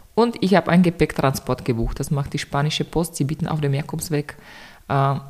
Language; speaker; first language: German; non-native, fluent; Czech